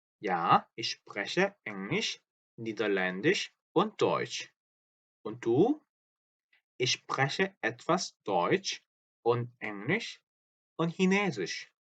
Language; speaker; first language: German; non-native, fluent; Korean